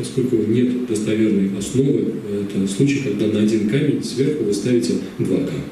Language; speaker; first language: Russian; native; Russian